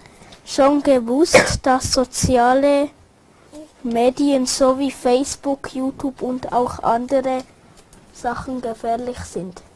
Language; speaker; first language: German; early bilingual, other home language; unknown